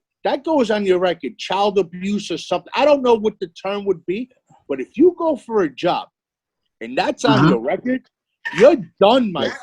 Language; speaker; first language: English; native; English